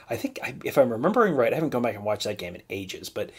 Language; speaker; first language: English; native; English